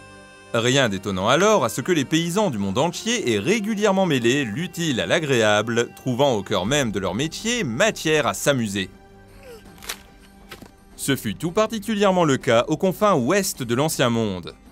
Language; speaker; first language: French; native; French